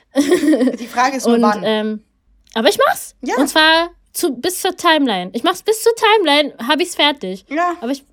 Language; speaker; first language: German; early bilingual, other home language; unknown